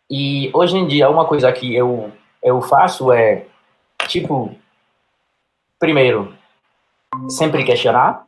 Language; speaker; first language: Portuguese; non-native, fluent; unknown